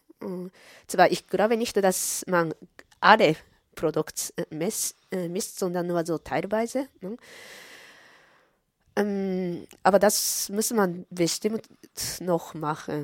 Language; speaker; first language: German; non-native, fluent; Japanese